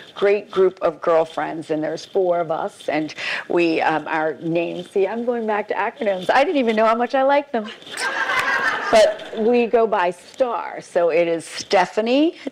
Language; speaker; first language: English; native; English